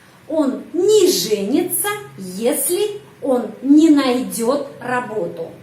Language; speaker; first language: Russian; non-native, fluent; Indonesian